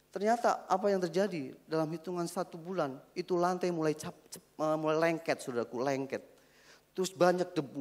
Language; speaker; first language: Indonesian; native; Indonesian